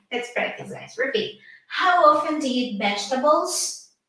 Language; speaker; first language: English; non-native, fluent; Spanish